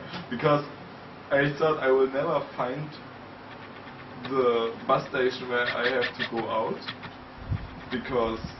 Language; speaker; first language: English; non-native, fluent; German